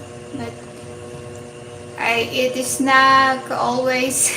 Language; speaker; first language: English; non-native, local second language; Filipino